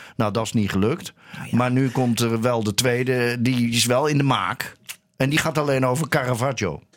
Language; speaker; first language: Dutch; native; Dutch